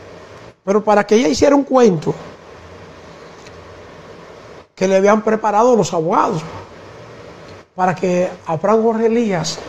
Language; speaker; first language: Spanish; native; Spanish